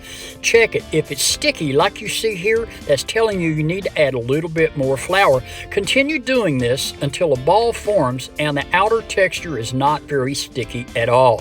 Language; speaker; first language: English; native; English